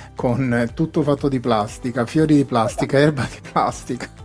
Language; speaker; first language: Italian; native; Italian